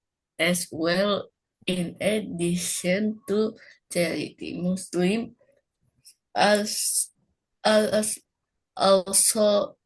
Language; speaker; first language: English; non-native, learner; Indonesian